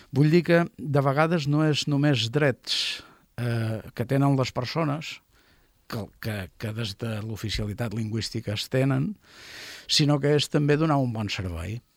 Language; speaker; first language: Catalan; native; Catalan